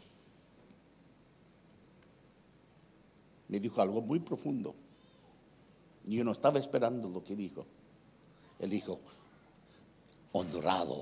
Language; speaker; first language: Spanish; non-native, fluent; English